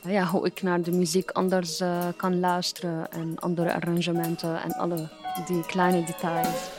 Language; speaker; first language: Dutch; non-native, fluent; Arabic